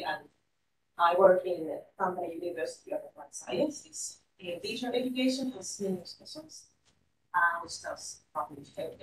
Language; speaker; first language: English; non-native, fluent; Finnish